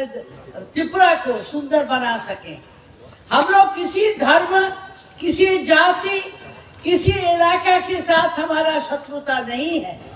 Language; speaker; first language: Hindi; non-native, local second language; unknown